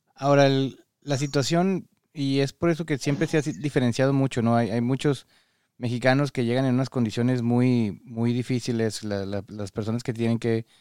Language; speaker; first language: Spanish; native; Spanish